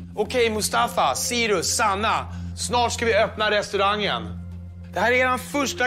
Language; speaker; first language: Swedish; native; Swedish